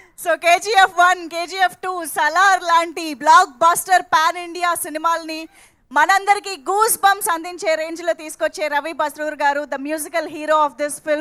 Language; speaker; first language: Telugu; native; Telugu